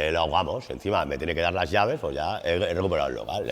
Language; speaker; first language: Spanish; native; Spanish